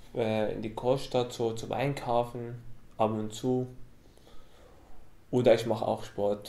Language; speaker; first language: German; non-native, fluent; Arabic